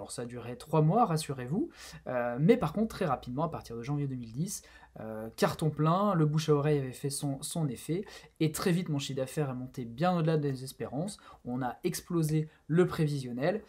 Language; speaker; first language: French; native; French